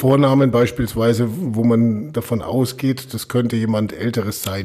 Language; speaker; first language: German; native; German